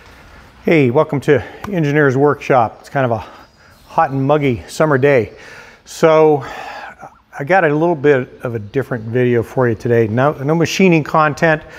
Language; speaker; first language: English; native; English